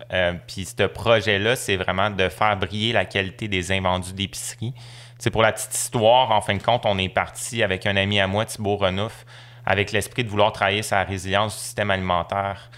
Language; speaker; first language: French; native; French